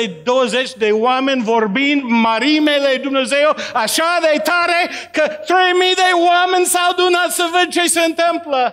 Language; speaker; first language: Romanian; non-native, learner; English